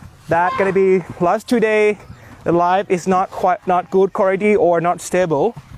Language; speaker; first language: English; non-native, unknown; Thai